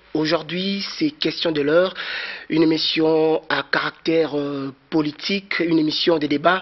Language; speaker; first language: French; non-native, local second language; Lingala